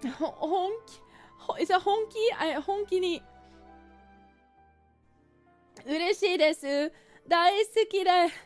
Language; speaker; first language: Japanese; non-native, learner; English